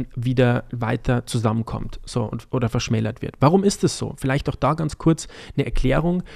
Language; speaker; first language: German; native; German